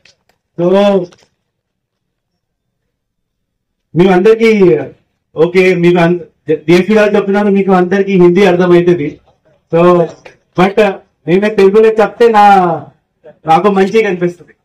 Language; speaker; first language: Telugu; non-native, fluent; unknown